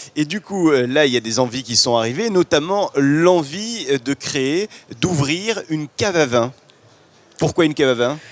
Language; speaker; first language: French; native; French